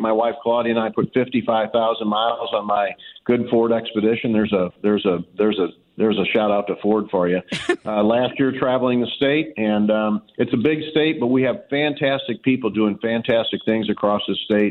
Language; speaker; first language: English; native; English